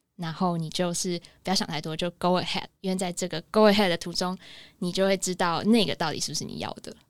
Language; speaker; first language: Chinese; native; Chinese